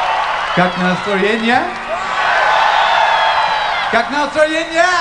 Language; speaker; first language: Russian; non-native, learner; English